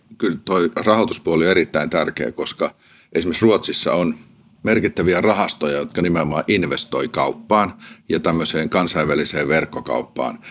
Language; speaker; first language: Finnish; native; Finnish